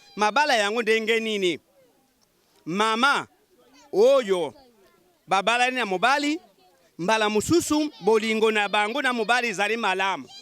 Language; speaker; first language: Lingala; non-native, local second language; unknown